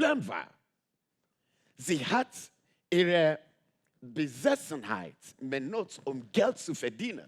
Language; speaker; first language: German; non-native, fluent; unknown